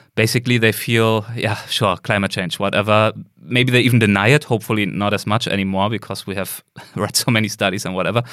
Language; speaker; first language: English; non-native, fluent; German